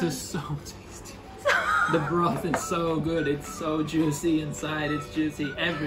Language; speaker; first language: English; native; English